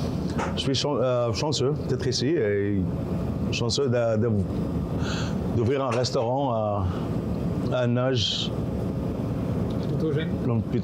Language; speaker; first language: French; non-native, local second language; Arabic